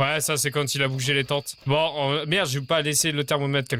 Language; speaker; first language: French; native; French